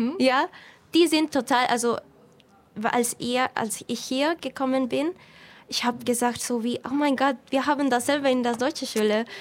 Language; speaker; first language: German; non-native, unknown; Spanish